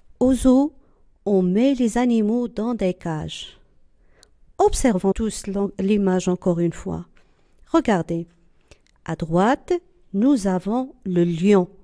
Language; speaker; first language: French; non-native, local second language; Arabic